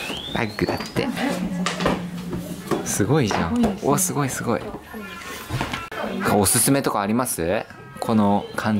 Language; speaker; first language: Japanese; native; Japanese